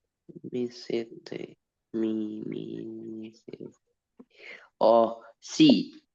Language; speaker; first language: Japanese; non-native, learner; Indonesian